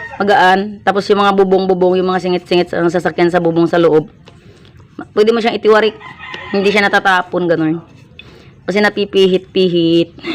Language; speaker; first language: Filipino; non-native, local second language; Hiligaynon